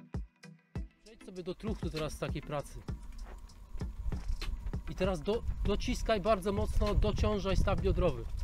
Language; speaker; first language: Polish; native; Polish